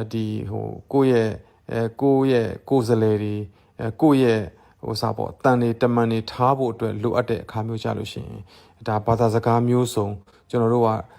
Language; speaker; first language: Burmese; non-native, local second language; S'gaw Karen